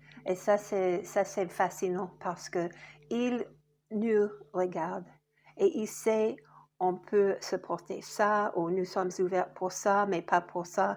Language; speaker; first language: French; non-native, fluent; English